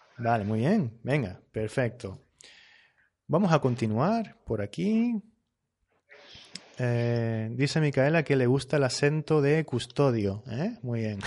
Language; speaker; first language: Spanish; native; Spanish